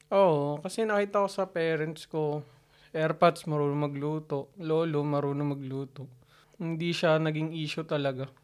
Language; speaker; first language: Filipino; native; Filipino